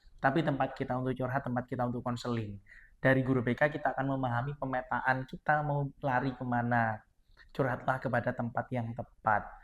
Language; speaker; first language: Indonesian; non-native, local second language; Madurese